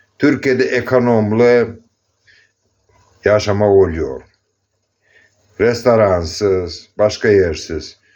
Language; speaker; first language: Turkish; non-native, learner; Azerbaijani